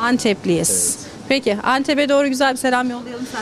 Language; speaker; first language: Turkish; native; Turkish